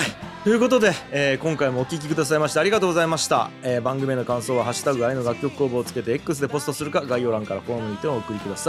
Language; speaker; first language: Japanese; native; Japanese